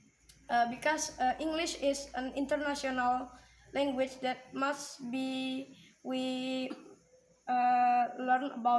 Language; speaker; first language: English; non-native, learner; Indonesian